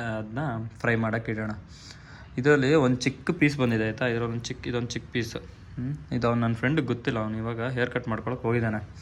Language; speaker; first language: Kannada; native; Kannada